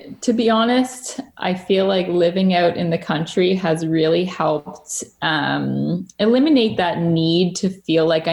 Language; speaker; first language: English; native; English